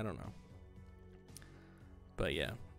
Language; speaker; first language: English; native; English